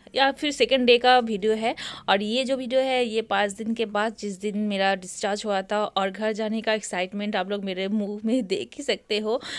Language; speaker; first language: Hindi; non-native, local second language; Bangla